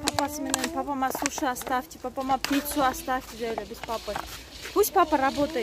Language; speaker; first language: Russian; non-native, local second language; Kyrgyz